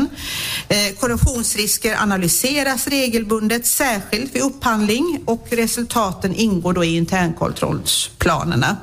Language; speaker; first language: Swedish; native; Swedish